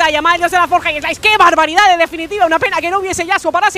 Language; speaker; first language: Spanish; native; Spanish